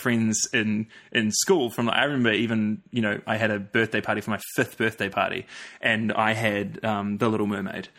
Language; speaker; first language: English; native; English